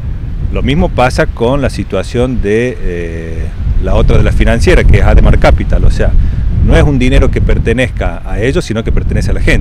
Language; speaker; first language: Spanish; native; Spanish